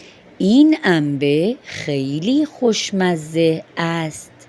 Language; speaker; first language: Persian; non-native, fluent; Urdu